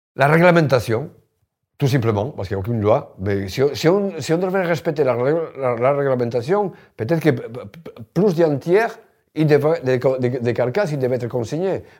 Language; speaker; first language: French; non-native, fluent; Spanish